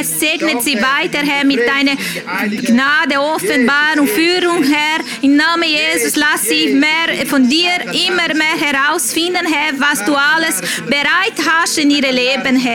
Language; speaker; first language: German; non-native, fluent; Portuguese